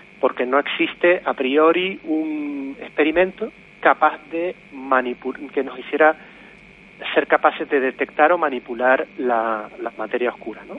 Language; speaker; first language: Spanish; native; Spanish